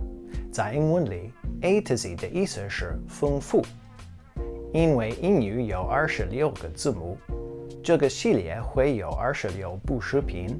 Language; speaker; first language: Chinese; non-native, fluent; English